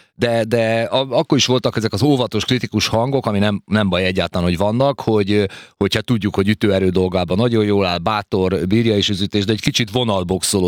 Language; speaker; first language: Hungarian; native; Hungarian